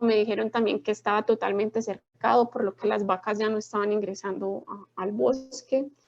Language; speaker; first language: Spanish; native; Spanish